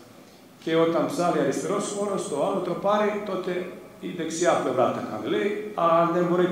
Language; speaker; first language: Greek; non-native, fluent; Serbian